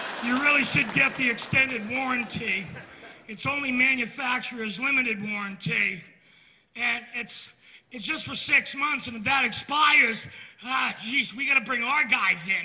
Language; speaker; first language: English; native; English